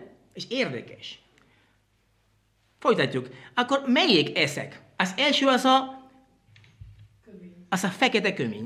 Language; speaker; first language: Hungarian; non-native, learner; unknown